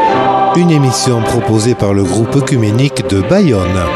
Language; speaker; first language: French; native; French